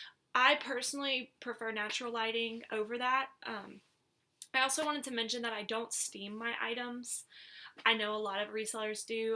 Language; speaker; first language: English; native; English